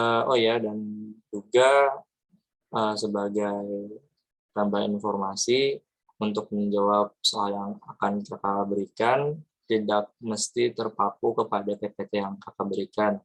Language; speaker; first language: Indonesian; native; Indonesian